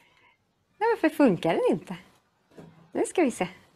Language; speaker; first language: Swedish; native; Swedish